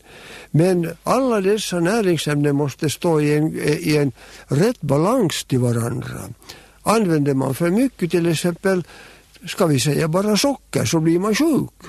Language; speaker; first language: Swedish; native; Swedish